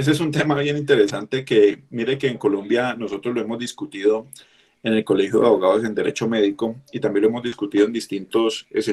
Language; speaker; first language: Spanish; native; Spanish